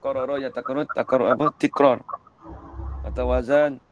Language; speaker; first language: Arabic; non-native, fluent; Malay